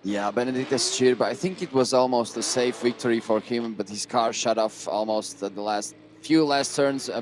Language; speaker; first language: English; non-native, fluent; Latvian